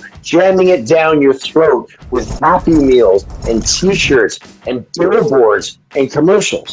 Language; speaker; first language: English; native; English